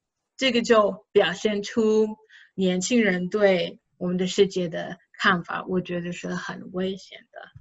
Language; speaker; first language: Chinese; non-native, fluent; English